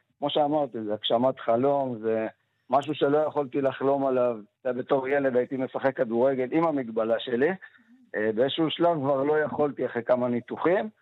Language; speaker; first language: Hebrew; native; Hebrew